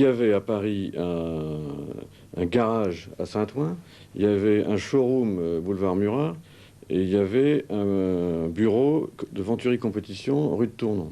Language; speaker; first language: French; native; French